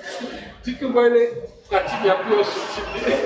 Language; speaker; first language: Turkish; non-native, learner; French